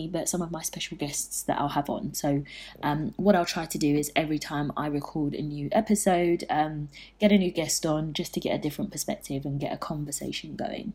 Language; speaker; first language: English; native; English